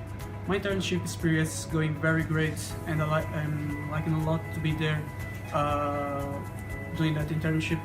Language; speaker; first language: English; non-native, learner; Portuguese